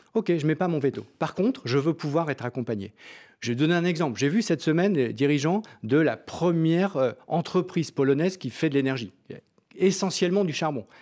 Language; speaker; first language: French; native; French